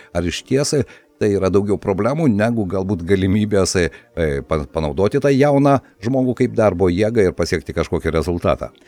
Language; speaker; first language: Lithuanian; native; Lithuanian